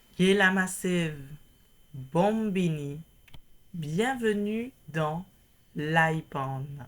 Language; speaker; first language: French; native; French